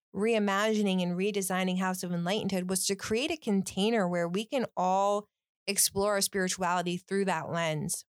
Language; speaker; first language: English; native; English